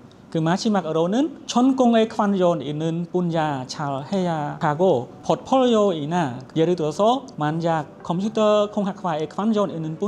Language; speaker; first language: Korean; non-native, learner; Khmer